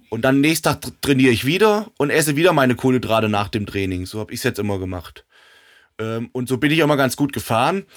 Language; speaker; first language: German; native; German